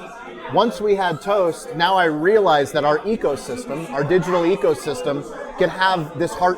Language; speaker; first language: English; native; English